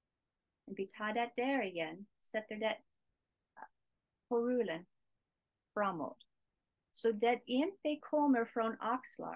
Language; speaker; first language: Swedish; non-native, learner; English